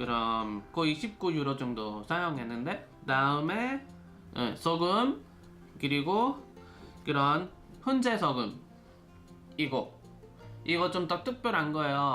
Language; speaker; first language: Korean; non-native, fluent; Spanish